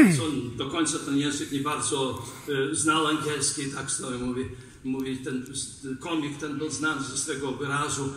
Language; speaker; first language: Polish; non-native, fluent; Belarusian